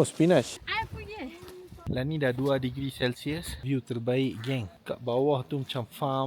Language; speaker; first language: Malay; native; Malay